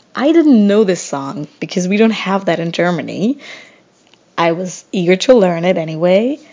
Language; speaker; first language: English; non-native, fluent; German